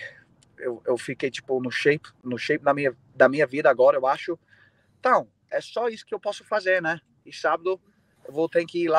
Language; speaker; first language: Portuguese; non-native, fluent; English